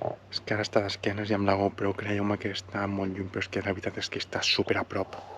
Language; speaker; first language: Catalan; native; Catalan